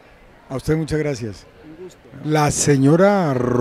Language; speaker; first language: Spanish; native; Spanish